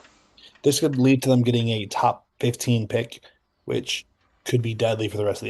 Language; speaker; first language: English; native; English